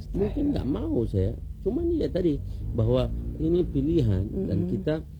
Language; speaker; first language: Indonesian; native; Indonesian